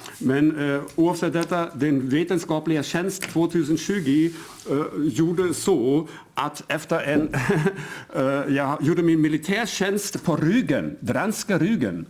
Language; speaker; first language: Swedish; non-native, fluent; German